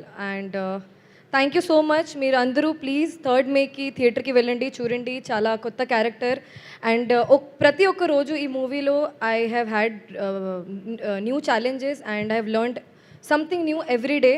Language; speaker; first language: Telugu; non-native, learner; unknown